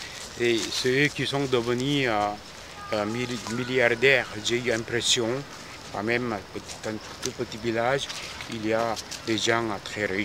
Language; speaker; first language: French; non-native, fluent; Korean